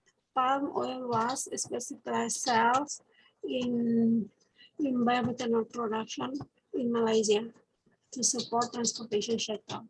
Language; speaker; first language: English; non-native, learner; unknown